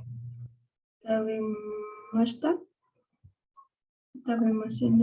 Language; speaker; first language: Japanese; non-native, learner; Spanish